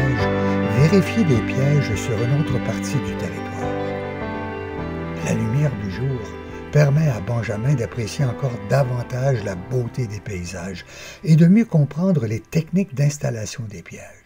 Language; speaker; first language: French; native; French